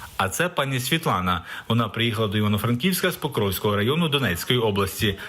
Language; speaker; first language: Ukrainian; native; Ukrainian